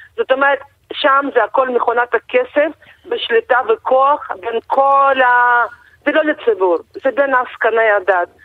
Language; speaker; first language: Hebrew; non-native, fluent; Russian